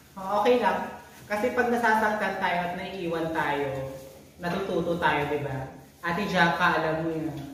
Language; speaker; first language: Filipino; non-native, local second language; Cebuano